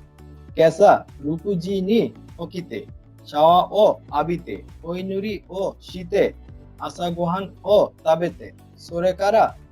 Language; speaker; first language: Japanese; non-native, learner; Bangla